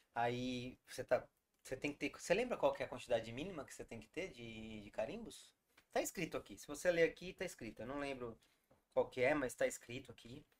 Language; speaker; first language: Portuguese; native; Portuguese